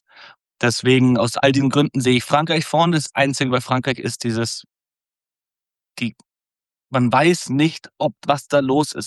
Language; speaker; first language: German; native; German